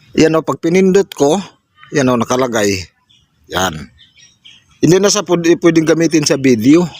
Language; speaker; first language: Filipino; non-native, local second language; Cebuano